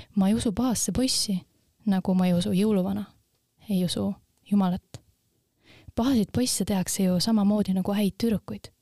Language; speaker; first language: Estonian; non-native, local second language; Russian